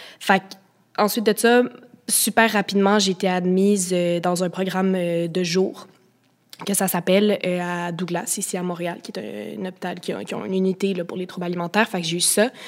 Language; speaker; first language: French; native; French